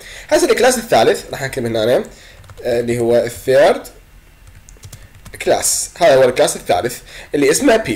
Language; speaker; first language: Arabic; native; Arabic